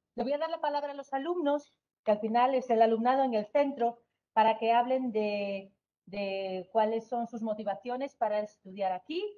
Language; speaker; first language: Spanish; native; Spanish